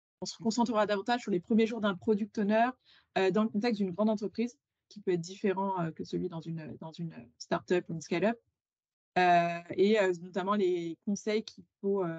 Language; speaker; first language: French; native; French